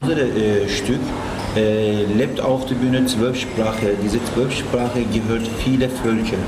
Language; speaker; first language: German; non-native, fluent; Turkish